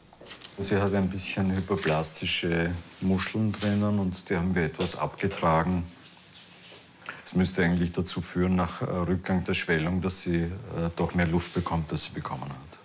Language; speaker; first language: German; native; German